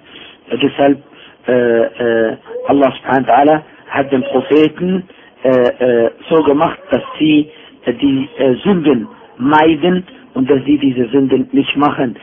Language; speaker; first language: German; non-native, fluent; Arabic